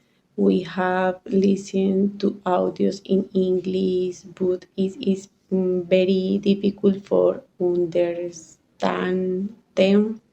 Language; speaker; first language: English; non-native, learner; Spanish